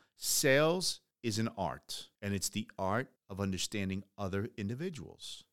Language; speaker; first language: English; early bilingual, other home language; Spanish